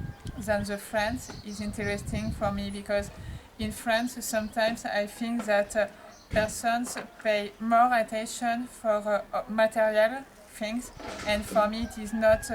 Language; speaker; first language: English; non-native, learner; French